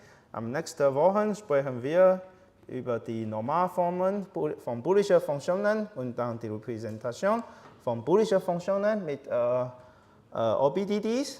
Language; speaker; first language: German; non-native, learner; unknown